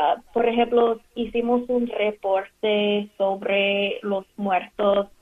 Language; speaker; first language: Spanish; non-native, fluent; English